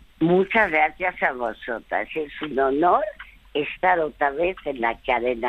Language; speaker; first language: Spanish; early bilingual, other home language; French